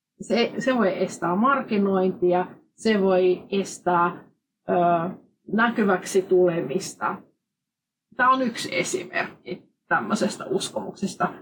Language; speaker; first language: Finnish; non-native, fluent; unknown